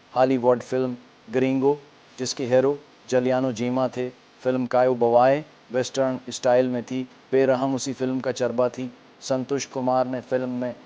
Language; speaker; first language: Urdu; native; Urdu